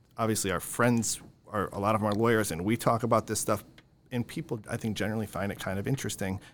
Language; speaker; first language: English; native; English